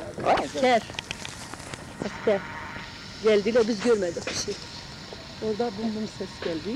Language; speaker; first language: Turkish; non-native, local second language; Kurdish